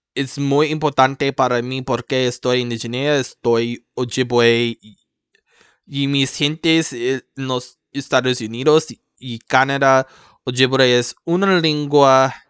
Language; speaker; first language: Spanish; non-native, learner; English